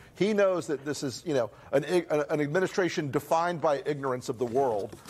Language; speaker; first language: English; native; English